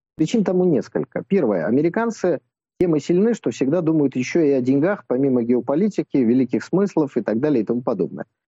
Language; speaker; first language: Russian; native; Russian